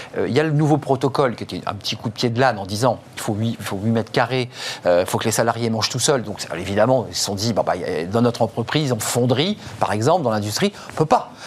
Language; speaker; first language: French; native; French